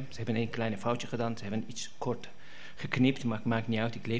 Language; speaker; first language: Dutch; non-native, fluent; Persian